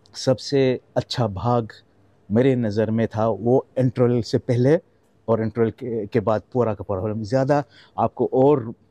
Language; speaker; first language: Hindi; non-native, fluent; Arabic